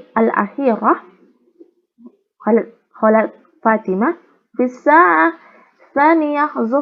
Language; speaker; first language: Arabic; non-native, learner; Indonesian